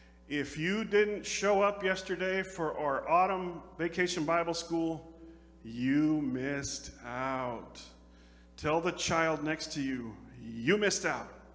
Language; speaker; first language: English; native; English